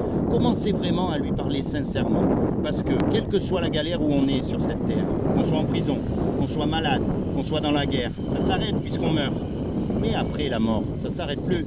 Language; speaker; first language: French; native; French